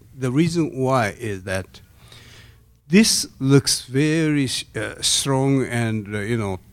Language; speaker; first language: English; non-native, learner; Japanese